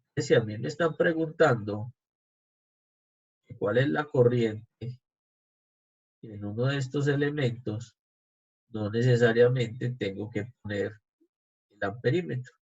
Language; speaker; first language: Spanish; native; Spanish